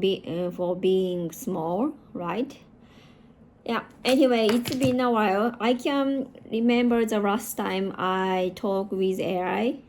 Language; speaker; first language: English; non-native, learner; Japanese